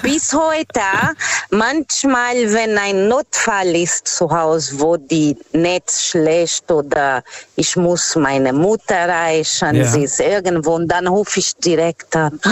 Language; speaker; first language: German; non-native, fluent; Portuguese